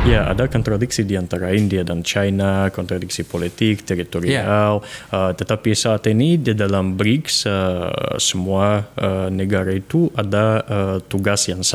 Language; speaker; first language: Indonesian; non-native, fluent; Russian